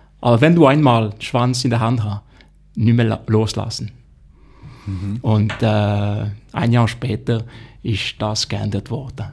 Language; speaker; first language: German; non-native, local second language; French